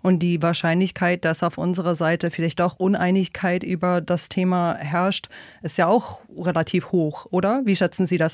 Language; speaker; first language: German; native; German